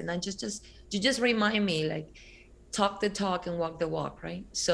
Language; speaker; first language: English; non-native, fluent; Spanish